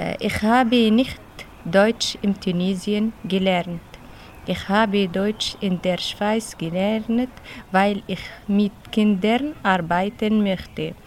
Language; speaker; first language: German; non-native, learner; Arabic